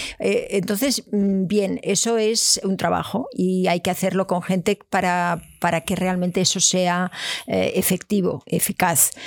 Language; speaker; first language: Spanish; native; Spanish